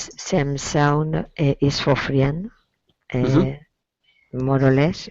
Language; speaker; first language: English; non-native, learner; Spanish